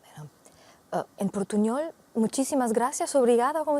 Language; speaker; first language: Spanish; non-native, fluent; Slovenian